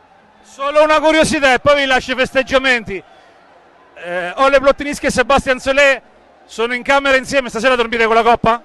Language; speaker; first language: Italian; native; Italian